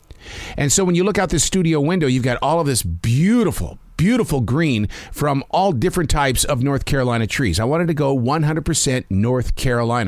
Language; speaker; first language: English; native; English